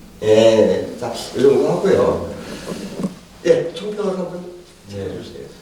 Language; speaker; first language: Korean; native; Korean